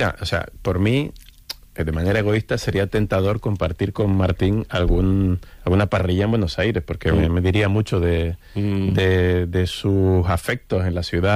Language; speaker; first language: Spanish; native; Spanish